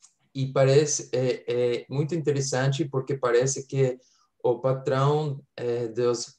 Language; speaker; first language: Portuguese; non-native, fluent; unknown